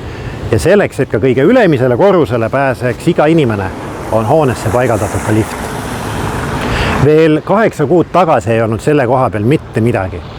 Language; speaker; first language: Estonian; native; Estonian